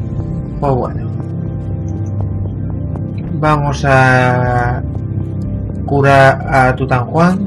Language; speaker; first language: Spanish; native; Spanish